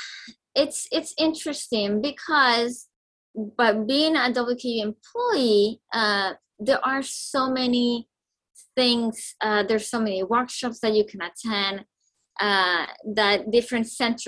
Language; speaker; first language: English; non-native, fluent; Spanish